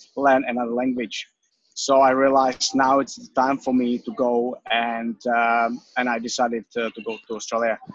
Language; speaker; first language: English; non-native, fluent; Czech